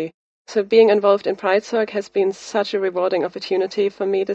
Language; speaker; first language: English; non-native, fluent; German